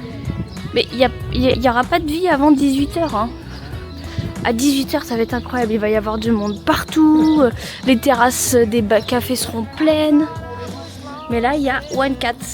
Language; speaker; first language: French; native; French